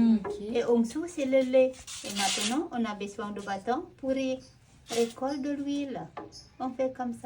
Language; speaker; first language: French; non-native, learner; Indonesian